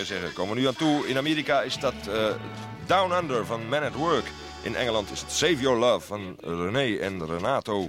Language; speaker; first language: Dutch; native; Dutch